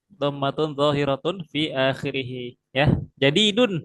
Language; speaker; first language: Arabic; non-native, fluent; Indonesian